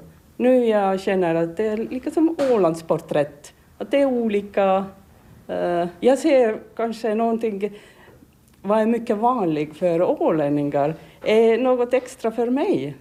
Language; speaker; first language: Swedish; non-native, learner; Estonian